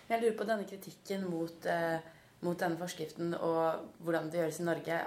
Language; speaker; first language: Norwegian; native; Norwegian